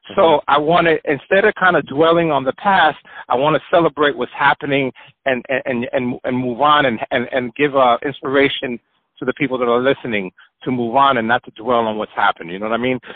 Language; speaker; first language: English; early bilingual, other home language; Spanish